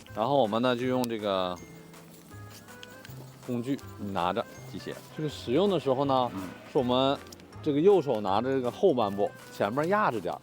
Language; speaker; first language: Chinese; native; Chinese